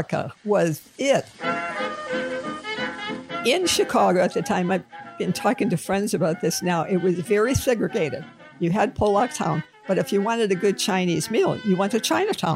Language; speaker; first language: English; native; English